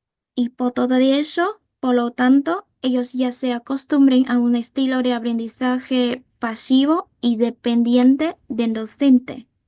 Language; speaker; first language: Spanish; non-native, fluent; Vietnamese